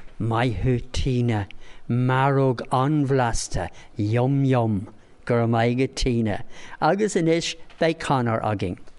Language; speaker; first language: Irish; non-native, local second language; English